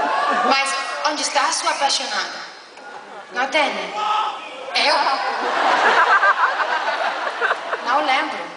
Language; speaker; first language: Portuguese; non-native, learner; Italian